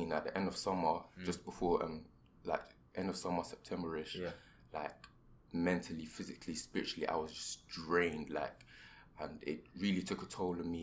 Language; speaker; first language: English; native; English